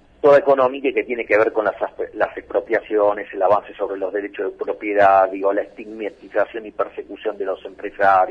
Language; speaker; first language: Spanish; native; Spanish